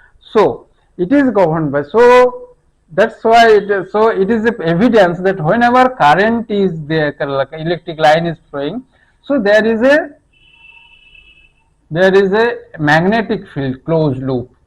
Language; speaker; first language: English; non-native, local second language; Hindi